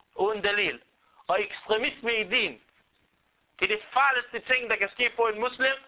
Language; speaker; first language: Danish; non-native, fluent; Arabic